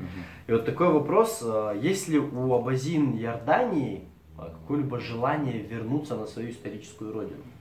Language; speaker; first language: Russian; native; Russian